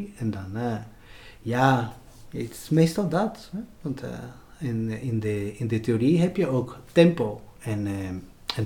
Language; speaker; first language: Dutch; non-native, fluent; Spanish